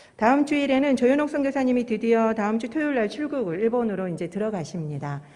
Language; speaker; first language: Korean; native; Korean